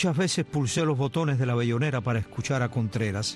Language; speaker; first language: Spanish; native; Spanish